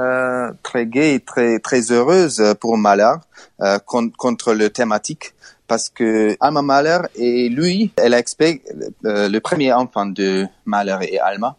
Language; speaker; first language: French; non-native, learner; Hungarian